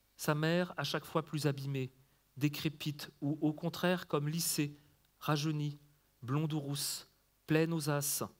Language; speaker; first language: French; native; French